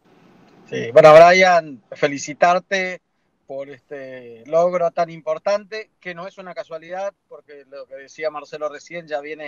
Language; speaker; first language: Spanish; native; Spanish